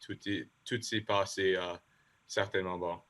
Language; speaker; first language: French; non-native, local second language; English